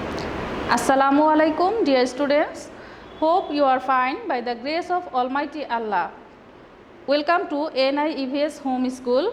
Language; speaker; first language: English; non-native, local second language; Bangla